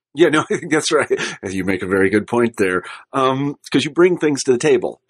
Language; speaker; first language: English; native; English